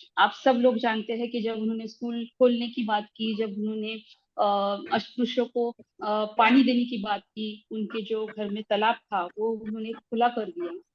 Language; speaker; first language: Hindi; non-native, local second language; Marathi